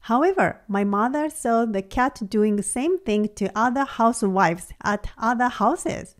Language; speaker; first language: English; non-native, fluent; Japanese